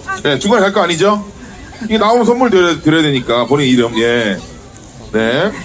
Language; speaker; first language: Korean; native; Korean